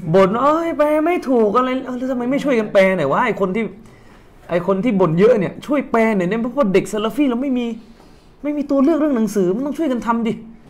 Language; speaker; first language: Thai; native; Thai